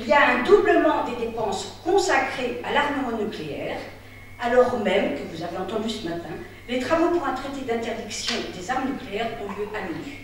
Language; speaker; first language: French; native; French